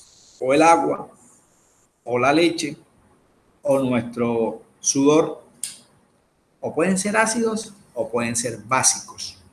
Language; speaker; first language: Spanish; native; Spanish